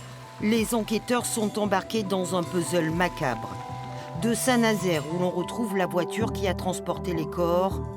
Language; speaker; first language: French; native; French